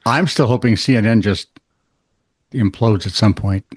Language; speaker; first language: English; native; English